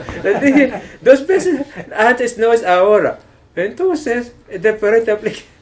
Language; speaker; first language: Spanish; non-native, learner; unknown